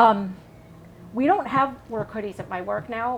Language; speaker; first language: English; native; English